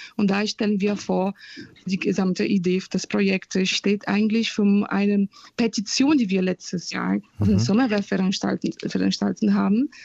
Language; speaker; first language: German; non-native, fluent; Portuguese